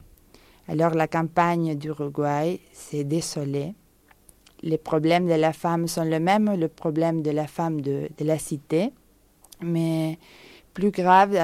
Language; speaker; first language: French; non-native, fluent; Spanish